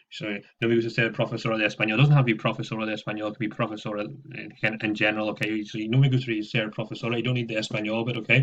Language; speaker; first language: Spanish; non-native, fluent; English